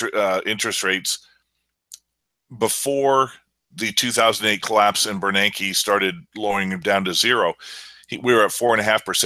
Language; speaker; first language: English; native; English